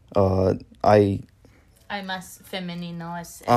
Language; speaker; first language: Spanish; non-native, fluent; English